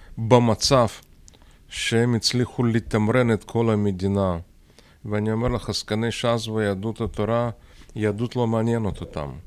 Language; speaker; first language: Hebrew; non-native, fluent; Russian